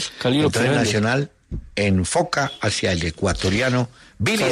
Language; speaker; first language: Spanish; native; Spanish